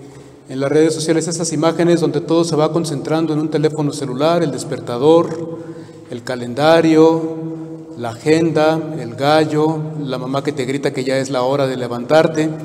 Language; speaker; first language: Spanish; native; Spanish